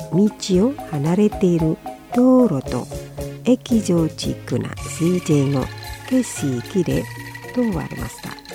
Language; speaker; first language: Japanese; non-native, fluent; Indonesian